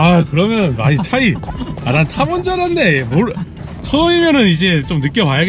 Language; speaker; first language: Korean; native; Korean